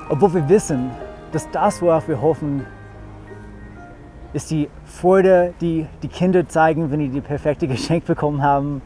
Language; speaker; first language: German; non-native, fluent; English